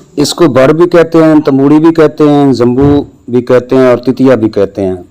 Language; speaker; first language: Urdu; non-native, local second language; Punjabi